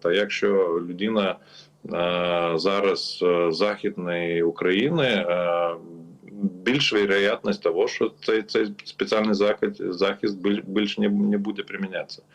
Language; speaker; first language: Ukrainian; non-native, learner; Lithuanian